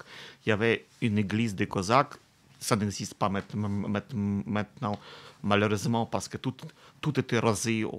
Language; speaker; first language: French; non-native, fluent; Russian